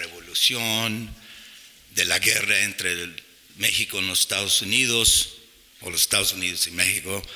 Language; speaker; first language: Spanish; non-native, fluent; English